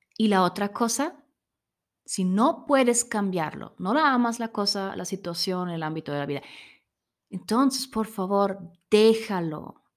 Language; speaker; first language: Spanish; non-native, learner; German